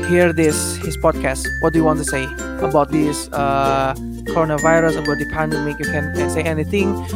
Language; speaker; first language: English; non-native, learner; Indonesian